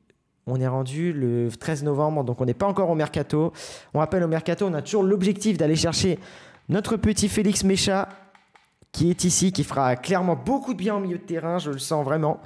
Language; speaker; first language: French; native; French